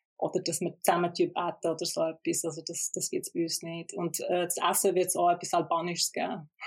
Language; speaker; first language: German; early bilingual, other home language; Albanian